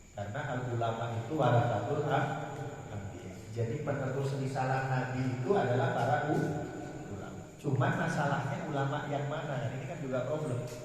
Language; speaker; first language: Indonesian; non-native, local second language; Madurese